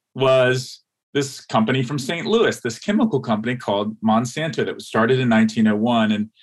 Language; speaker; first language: English; native; English